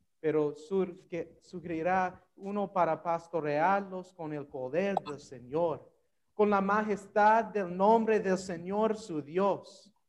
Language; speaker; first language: Spanish; non-native, learner; English